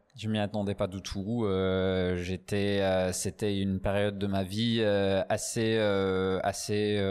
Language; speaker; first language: French; non-native, fluent; English